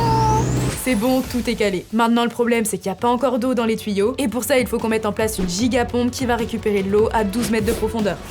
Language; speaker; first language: French; native; French